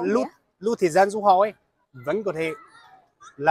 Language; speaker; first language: Vietnamese; non-native, fluent; Chinese